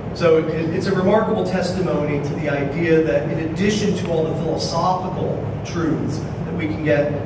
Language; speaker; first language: English; native; English